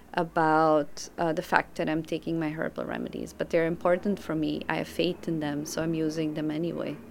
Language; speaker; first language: English; non-native, fluent; Dutch